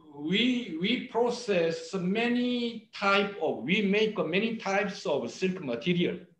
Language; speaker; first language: English; non-native, learner; Korean